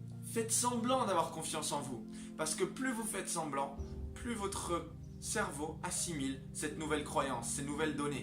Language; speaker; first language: French; native; French